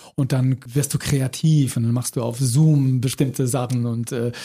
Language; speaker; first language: German; native; German